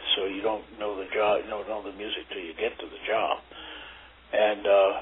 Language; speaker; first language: English; native; English